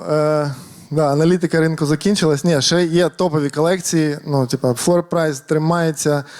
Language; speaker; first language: Ukrainian; native; Ukrainian